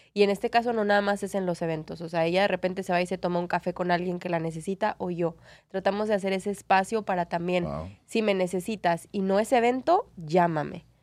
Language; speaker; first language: Spanish; native; Spanish